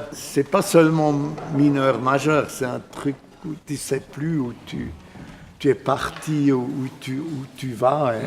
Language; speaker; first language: French; non-native, fluent; Swiss German